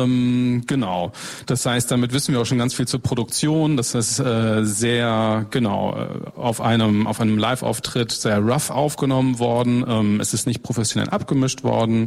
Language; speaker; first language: German; native; German